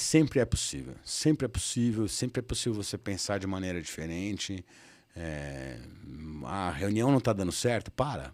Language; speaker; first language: Portuguese; native; Portuguese